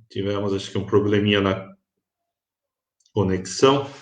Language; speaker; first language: Portuguese; native; Portuguese